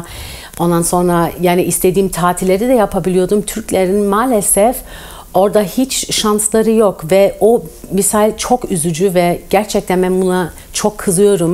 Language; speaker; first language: Turkish; early bilingual, heritage; Turkish